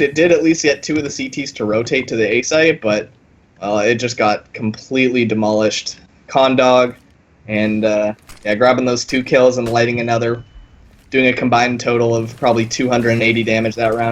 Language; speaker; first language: English; native; English